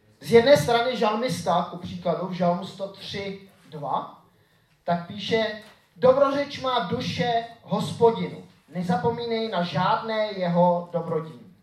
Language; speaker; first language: Czech; native; Czech